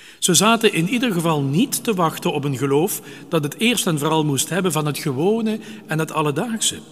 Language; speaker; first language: Dutch; native; Dutch